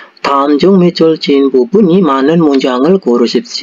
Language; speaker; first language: Korean; non-native, learner; Indonesian